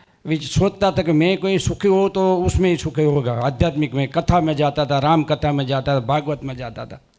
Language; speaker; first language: Hindi; non-native, local second language; Gujarati